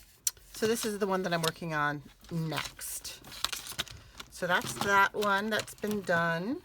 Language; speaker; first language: English; native; English